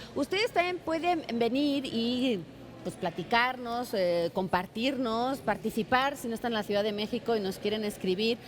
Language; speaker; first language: Spanish; native; Spanish